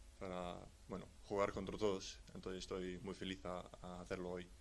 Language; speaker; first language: Spanish; non-native, learner; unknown